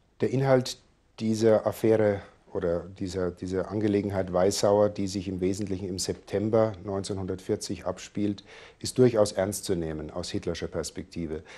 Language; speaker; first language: German; native; German